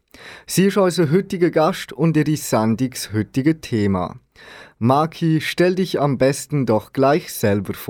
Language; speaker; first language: German; native; German